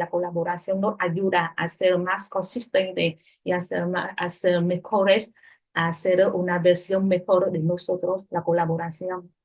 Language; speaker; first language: Spanish; non-native, fluent; Vietnamese